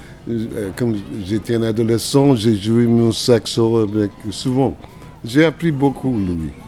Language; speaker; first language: French; non-native, fluent; English